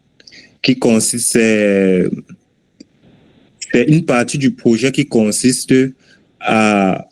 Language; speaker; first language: French; native; French